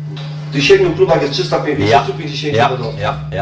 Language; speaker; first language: Polish; native; Polish